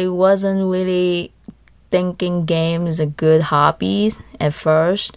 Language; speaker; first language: English; non-native, fluent; Vietnamese